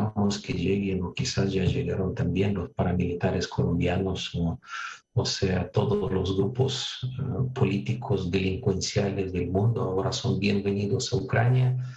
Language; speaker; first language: Spanish; non-native, fluent; Russian